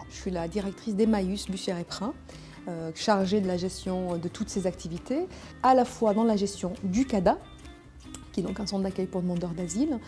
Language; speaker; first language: French; native; French